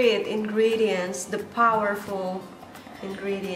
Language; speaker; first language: English; non-native, learner; Indonesian